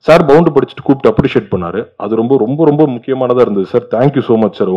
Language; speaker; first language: Tamil; native; Tamil